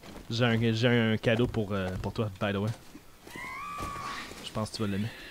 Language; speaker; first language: French; early bilingual, heritage; French